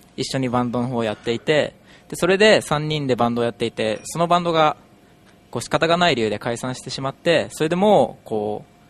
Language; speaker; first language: Japanese; native; Japanese